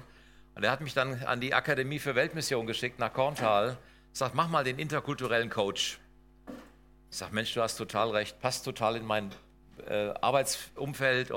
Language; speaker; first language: German; native; German